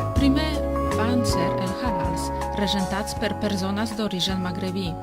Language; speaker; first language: Catalan; non-native, fluent; Polish